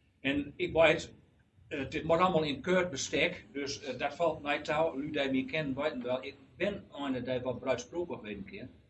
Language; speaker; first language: Dutch; native; Dutch